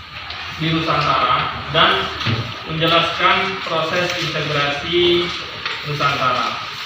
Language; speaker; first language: Indonesian; native; Indonesian